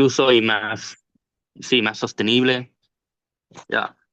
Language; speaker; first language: Spanish; non-native, learner; English